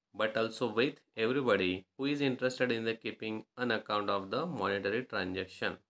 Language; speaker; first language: English; non-native, local second language; Marathi